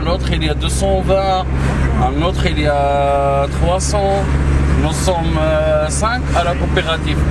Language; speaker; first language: French; non-native, learner; Arabic